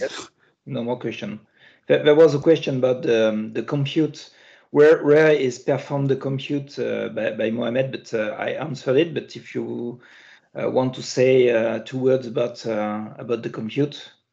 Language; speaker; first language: English; non-native, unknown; French